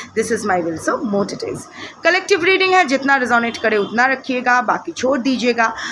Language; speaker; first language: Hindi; non-native, local second language; Bangla